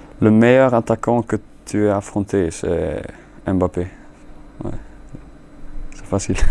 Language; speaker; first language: French; non-native, learner; Icelandic